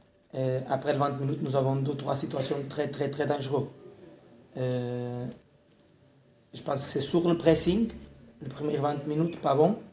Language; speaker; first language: French; non-native, learner; Portuguese